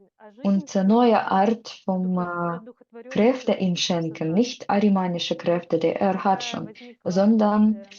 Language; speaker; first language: German; non-native, learner; Russian